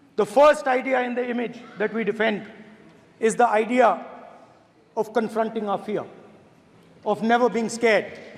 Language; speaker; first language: English; non-native, local second language; Hindi